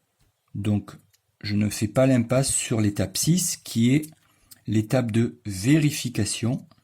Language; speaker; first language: French; native; French